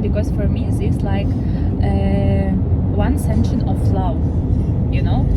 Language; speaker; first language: English; non-native, learner; Ukrainian